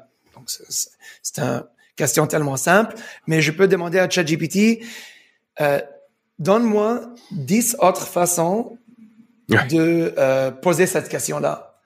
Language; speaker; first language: French; early bilingual, heritage; French